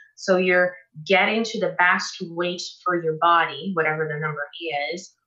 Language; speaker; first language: English; non-native, fluent; Portuguese